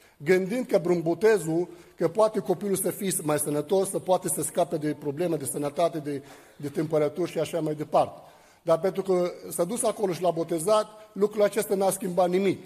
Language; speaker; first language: Romanian; non-native, fluent; Arabic